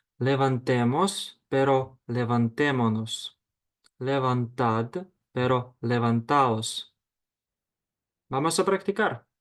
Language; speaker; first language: Spanish; non-native, fluent; Ukrainian